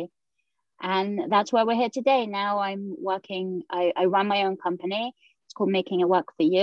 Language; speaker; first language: English; native; English